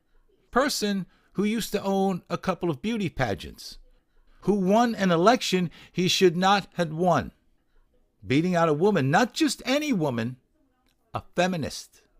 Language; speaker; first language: English; native; English